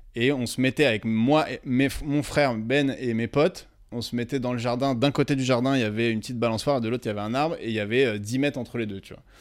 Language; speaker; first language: French; native; French